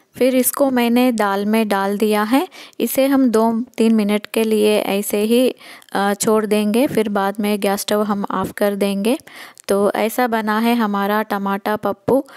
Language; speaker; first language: Hindi; non-native, local second language; Telugu